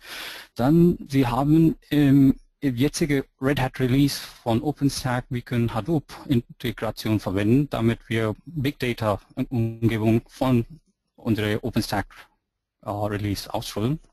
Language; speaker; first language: German; non-native, fluent; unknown